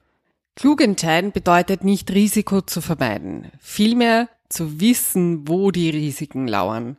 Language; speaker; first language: German; native; German